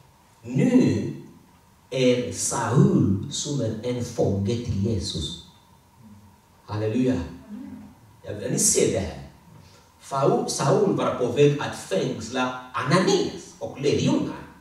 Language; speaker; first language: Swedish; non-native, fluent; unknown